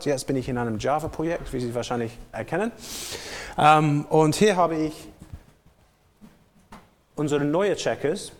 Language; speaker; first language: German; non-native, fluent; English